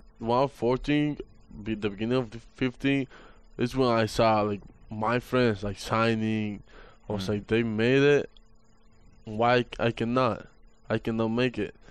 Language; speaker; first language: English; non-native, fluent; Spanish